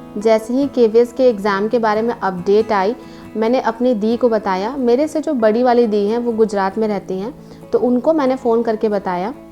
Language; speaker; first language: Hindi; native; Hindi